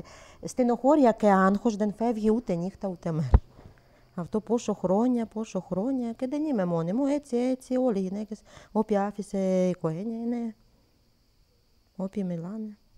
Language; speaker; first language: Greek; non-native, learner; Ukrainian